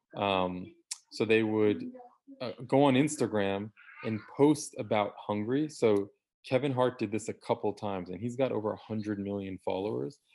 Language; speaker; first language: English; native; English